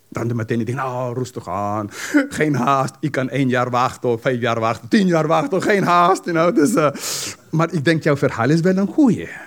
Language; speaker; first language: Dutch; non-native, fluent; English